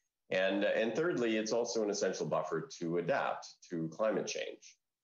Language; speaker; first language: English; native; English